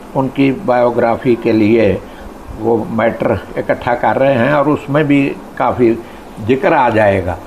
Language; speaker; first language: Hindi; non-native, local second language; Punjabi